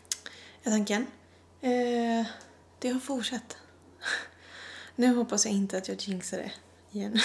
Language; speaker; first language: Swedish; native; Swedish